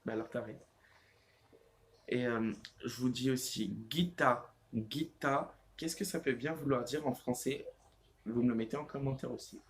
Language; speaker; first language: French; native; French